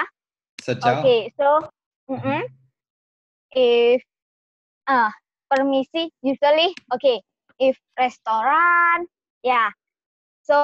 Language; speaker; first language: English; non-native, learner; Indonesian